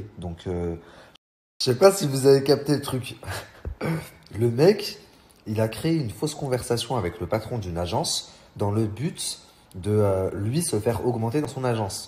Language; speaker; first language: French; native; French